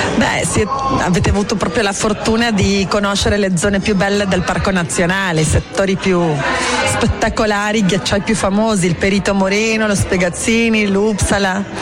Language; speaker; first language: Italian; early bilingual, heritage; Spanish